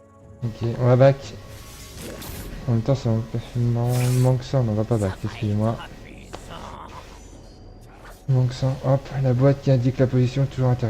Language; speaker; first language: French; native; French